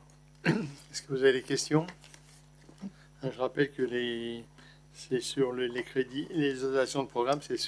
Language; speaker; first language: French; native; French